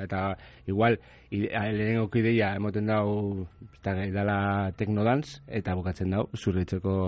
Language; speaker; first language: Basque; native; Basque